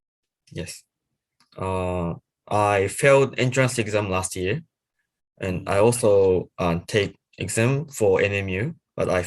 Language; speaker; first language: English; non-native, learner; Japanese